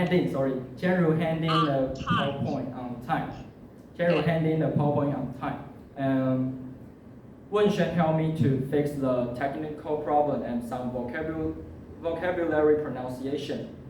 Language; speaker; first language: English; non-native, learner; Chinese